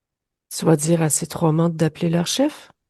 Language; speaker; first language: French; native; French